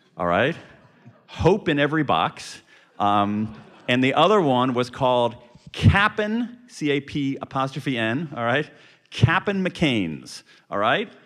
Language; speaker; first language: English; native; English